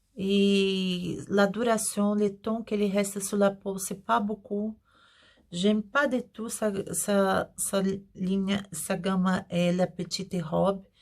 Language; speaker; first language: French; non-native, learner; Portuguese